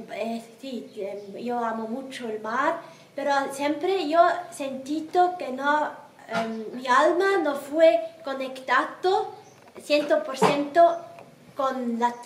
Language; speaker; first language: Spanish; non-native, learner; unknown